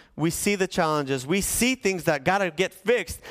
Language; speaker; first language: English; native; English